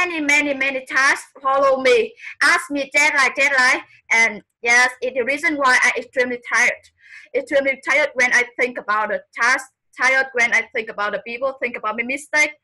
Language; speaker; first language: English; non-native, learner; Vietnamese